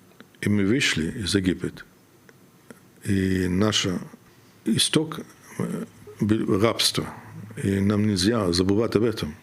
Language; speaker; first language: Russian; non-native, fluent; German